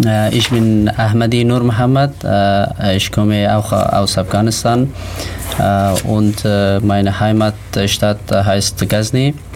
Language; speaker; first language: German; non-native, learner; Persian